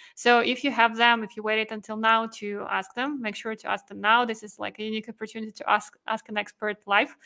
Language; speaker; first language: English; non-native, fluent; Russian